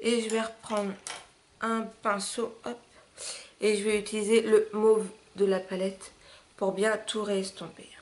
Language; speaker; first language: French; native; French